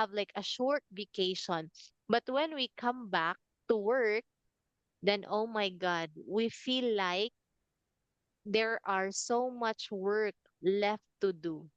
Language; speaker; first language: English; non-native, fluent; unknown